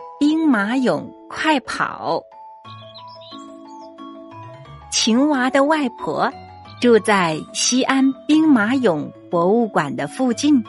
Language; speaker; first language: Chinese; native; Chinese